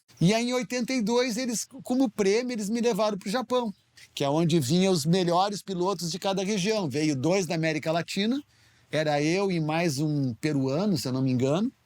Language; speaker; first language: Portuguese; native; Portuguese